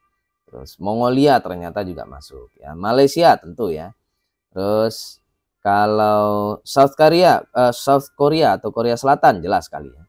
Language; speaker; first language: Indonesian; native; Indonesian